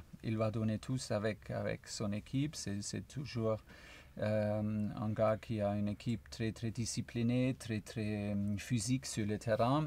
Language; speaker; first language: French; non-native, fluent; German